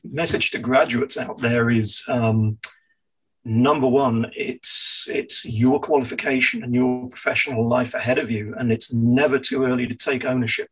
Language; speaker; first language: English; native; English